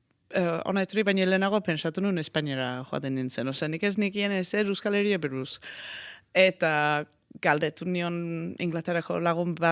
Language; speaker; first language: Basque; non-native, fluent; Danish